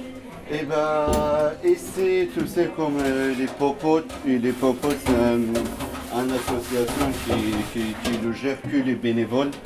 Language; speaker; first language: French; non-native, learner; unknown